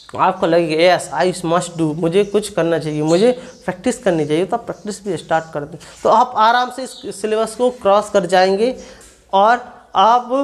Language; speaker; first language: Hindi; non-native, local second language; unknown